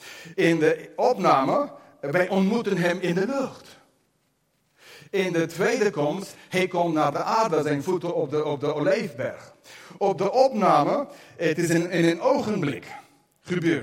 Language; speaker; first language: Dutch; non-native, fluent; English